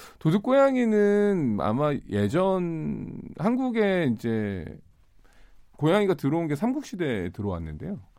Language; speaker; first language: Korean; native; Korean